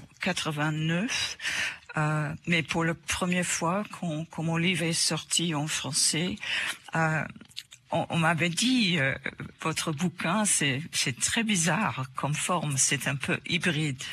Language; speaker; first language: French; non-native, fluent; English